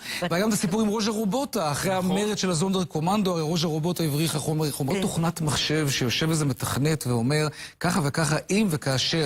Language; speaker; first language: Hebrew; native; Hebrew